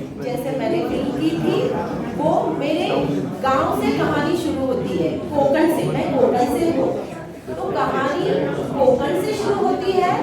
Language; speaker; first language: Hindi; non-native, local second language; Marathi